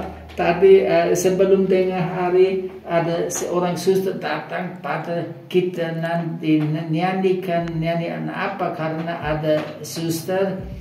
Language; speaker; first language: Indonesian; non-native, fluent; German